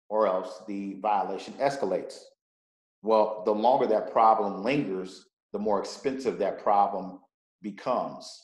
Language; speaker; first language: English; native; English